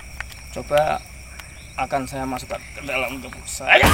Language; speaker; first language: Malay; non-native, local second language; Javanese